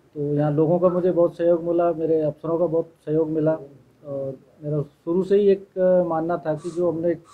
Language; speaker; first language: Hindi; native; Hindi